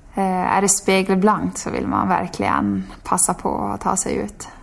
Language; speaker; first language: Swedish; native; Swedish